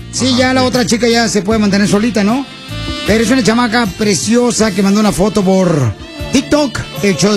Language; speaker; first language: Spanish; native; Spanish